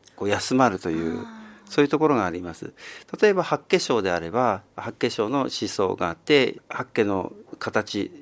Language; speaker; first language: Japanese; native; Japanese